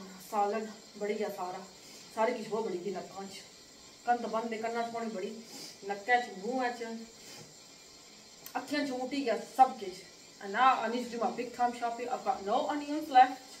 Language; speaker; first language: Punjabi; early bilingual, other home language; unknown